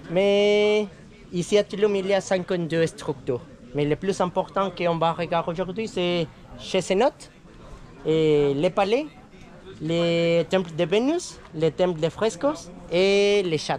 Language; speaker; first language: French; non-native, learner; Spanish